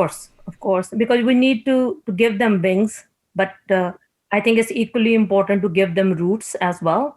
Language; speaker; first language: English; non-native, local second language; Punjabi